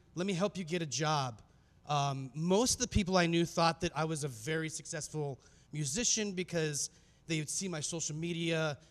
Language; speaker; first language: English; native; English